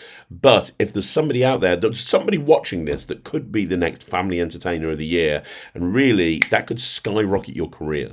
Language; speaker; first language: English; native; English